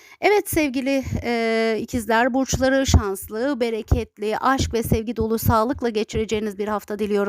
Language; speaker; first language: Turkish; native; Turkish